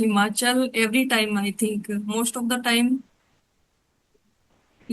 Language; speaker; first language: English; non-native, learner; Hindi